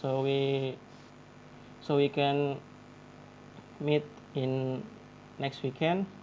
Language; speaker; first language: English; non-native, learner; Indonesian